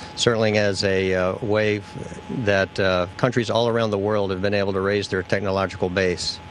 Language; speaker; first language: English; native; English